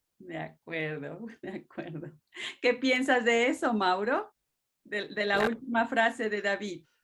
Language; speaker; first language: Spanish; native; Spanish